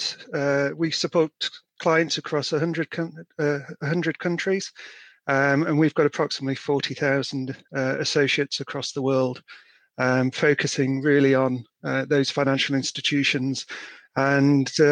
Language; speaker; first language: English; native; English